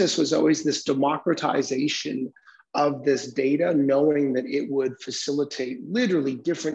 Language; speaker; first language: English; native; English